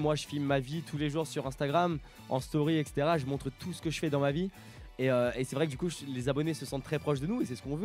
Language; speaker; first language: French; native; French